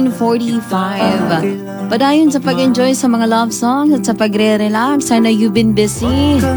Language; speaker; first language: Filipino; non-native, local second language; Cebuano